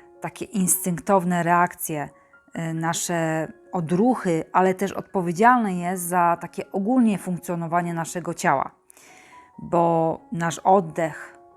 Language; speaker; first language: Polish; native; Polish